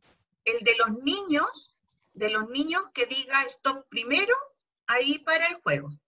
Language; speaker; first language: Spanish; native; Spanish